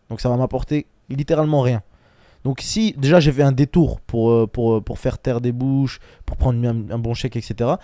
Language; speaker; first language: French; early bilingual, other home language; Chechen